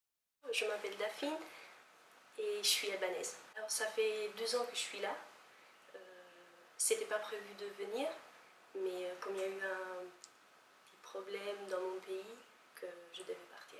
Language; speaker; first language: French; non-native, fluent; Albanian